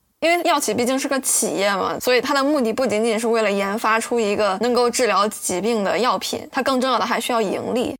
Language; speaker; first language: Chinese; native; Chinese